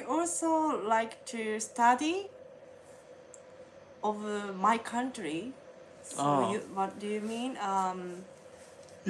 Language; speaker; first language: English; non-native, learner; Japanese